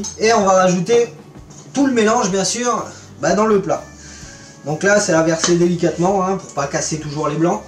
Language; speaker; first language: French; native; French